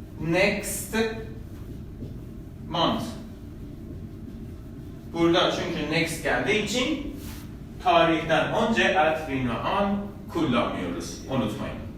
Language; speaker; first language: Turkish; non-native, fluent; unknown